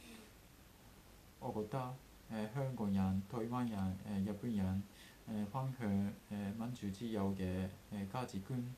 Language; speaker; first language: Cantonese; non-native, learner; Japanese